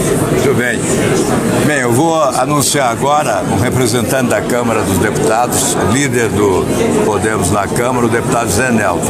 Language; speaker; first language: Portuguese; native; Portuguese